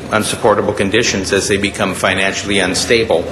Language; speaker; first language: English; native; English